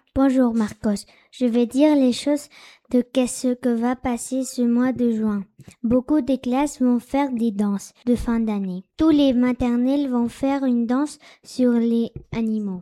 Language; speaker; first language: French; non-native, learner; Spanish